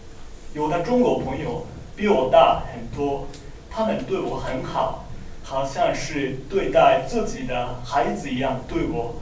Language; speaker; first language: Chinese; non-native, learner; Japanese